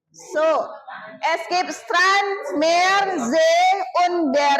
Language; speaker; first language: German; non-native, fluent; Indonesian